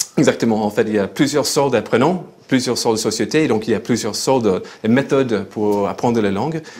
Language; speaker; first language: French; non-native, fluent; English